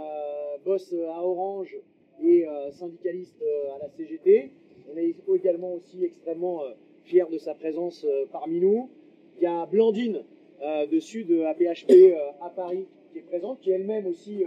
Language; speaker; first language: French; native; French